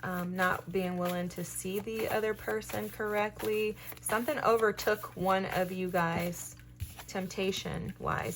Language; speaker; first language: English; native; English